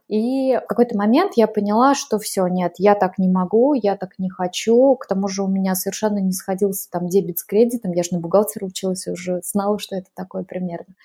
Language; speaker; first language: Russian; native; Russian